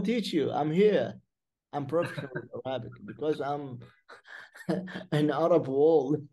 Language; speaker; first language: English; non-native, fluent; Arabic